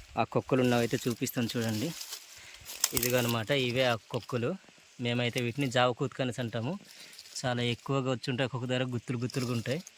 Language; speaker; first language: Telugu; non-native, local second language; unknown